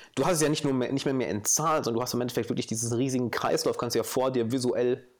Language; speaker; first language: German; native; German